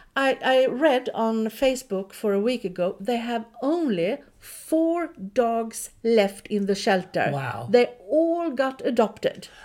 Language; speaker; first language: English; non-native, fluent; Swedish